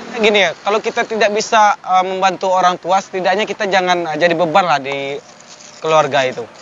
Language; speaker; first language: Indonesian; non-native, local second language; Minangkabau